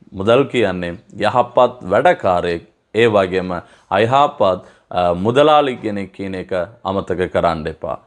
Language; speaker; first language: Sinhala; non-native, local second language; Tamil